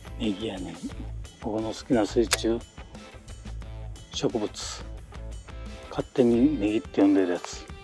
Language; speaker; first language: Japanese; native; Japanese